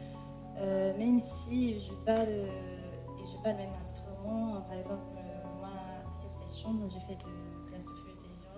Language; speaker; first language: French; non-native, fluent; Japanese